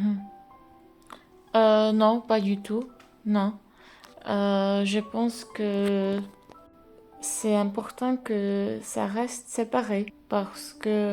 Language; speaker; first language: French; non-native, fluent; English